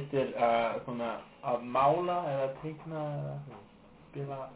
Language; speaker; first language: Icelandic; non-native, learner; English